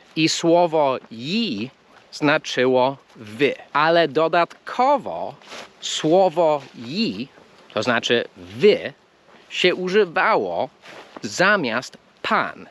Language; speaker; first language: Polish; non-native, fluent; English